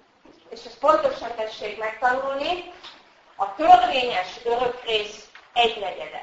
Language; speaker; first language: Hungarian; native; Hungarian